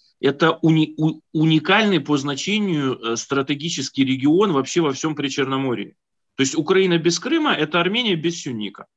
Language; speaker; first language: Russian; native; Russian